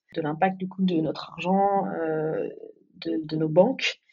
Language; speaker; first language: French; native; French